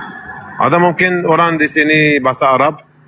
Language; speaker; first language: Indonesian; non-native, learner; Arabic